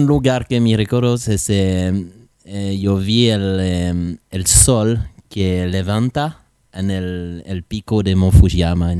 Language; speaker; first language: Spanish; non-native, learner; French